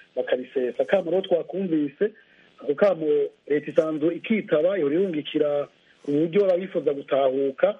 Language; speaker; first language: Rundi; native; Rundi